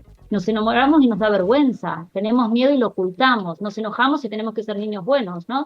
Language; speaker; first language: Spanish; native; Spanish